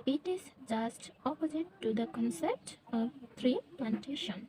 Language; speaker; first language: English; non-native, local second language; Bangla